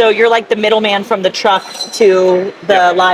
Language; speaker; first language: English; native; English